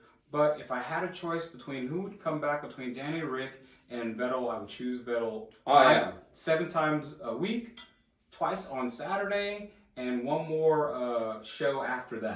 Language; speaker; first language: English; native; English